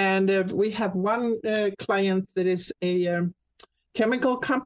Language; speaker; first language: English; non-native, fluent; Swedish